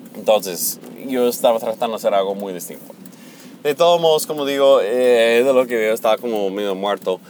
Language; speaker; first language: Spanish; non-native, fluent; English